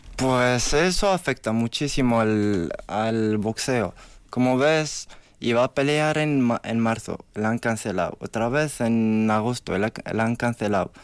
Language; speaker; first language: Spanish; non-native, fluent; Arabic